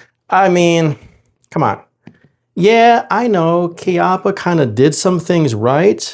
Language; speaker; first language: English; native; English